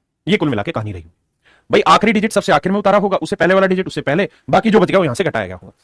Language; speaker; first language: Hindi; native; Hindi